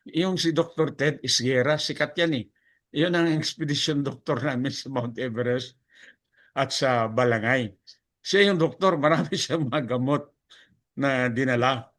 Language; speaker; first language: Filipino; non-native, local second language; Hiligaynon